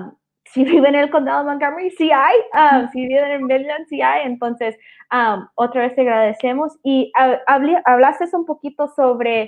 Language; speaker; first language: Spanish; early bilingual, heritage; Spanish